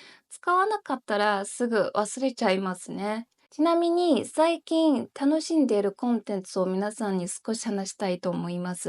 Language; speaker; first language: Japanese; non-native, learner; Chinese